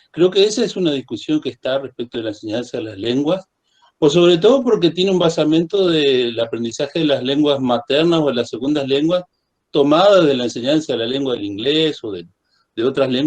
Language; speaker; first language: Spanish; native; Spanish